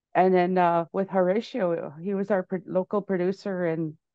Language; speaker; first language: English; native; English